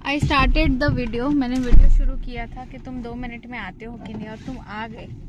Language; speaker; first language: Hindi; non-native, local second language; Gujarati